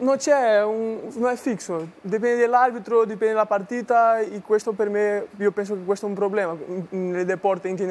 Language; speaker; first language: Italian; non-native, learner; Portuguese